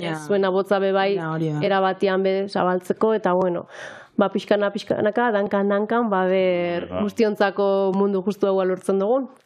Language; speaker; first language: Basque; native; Basque